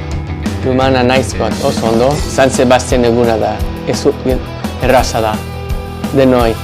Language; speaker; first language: Basque; non-native, learner; English